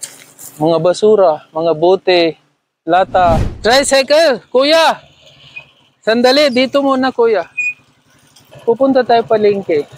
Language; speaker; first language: Filipino; non-native, learner; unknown